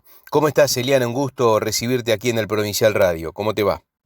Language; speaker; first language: Spanish; native; Spanish